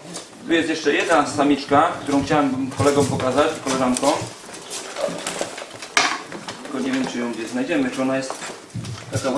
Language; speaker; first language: Polish; native; Polish